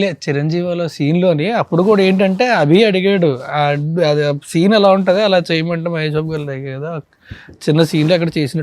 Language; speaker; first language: Telugu; native; Telugu